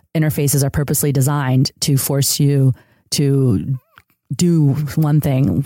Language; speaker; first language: English; early bilingual, other home language; Spanish